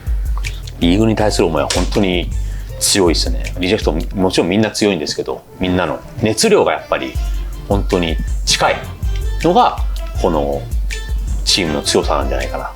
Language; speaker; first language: Japanese; native; Japanese